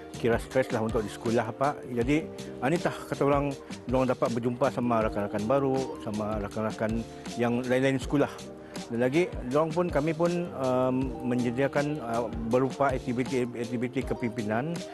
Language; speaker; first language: Malay; native; Malay